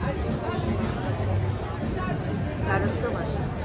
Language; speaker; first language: English; native; English